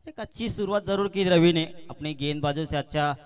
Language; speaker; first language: Hindi; non-native, local second language; Marathi